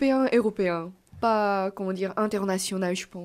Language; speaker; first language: French; non-native, fluent; Korean